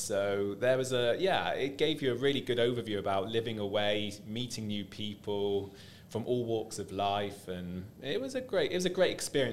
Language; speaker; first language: English; native; English